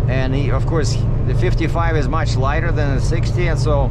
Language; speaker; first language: English; native; English